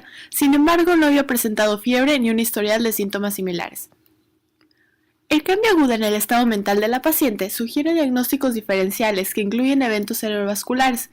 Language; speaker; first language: Spanish; native; Spanish